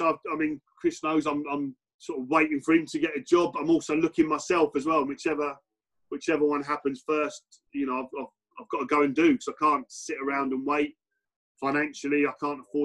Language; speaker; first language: English; native; English